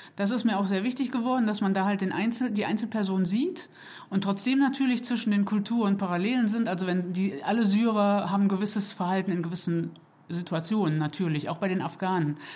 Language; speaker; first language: German; native; German